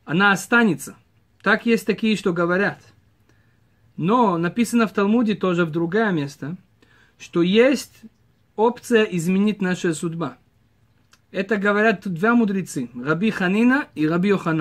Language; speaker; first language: Russian; early bilingual, heritage; Hebrew